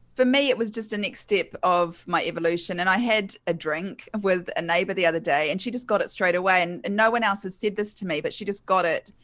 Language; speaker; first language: English; native; English